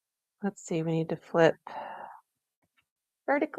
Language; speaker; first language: English; native; English